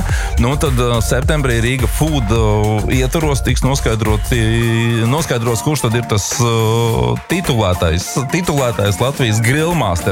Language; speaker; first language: Latvian; native; Latvian